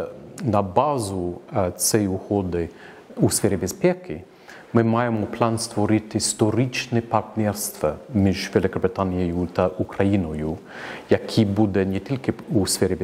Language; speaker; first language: Ukrainian; non-native, fluent; English